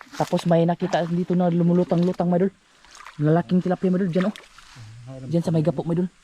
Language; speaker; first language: Filipino; non-native, local second language; Cebuano